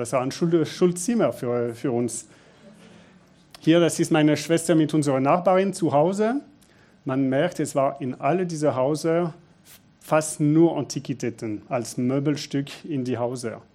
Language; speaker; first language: German; non-native, fluent; French